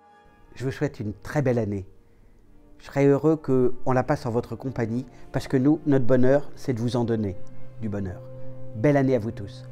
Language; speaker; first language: French; native; French